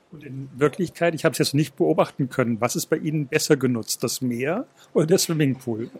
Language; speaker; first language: German; native; German